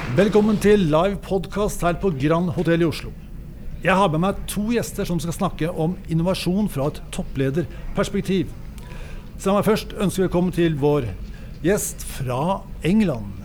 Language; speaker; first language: Norwegian; native; Norwegian